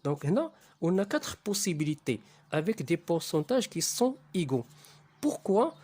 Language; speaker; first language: French; non-native, local second language; Arabic